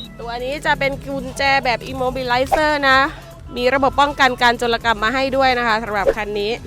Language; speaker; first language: Thai; native; Thai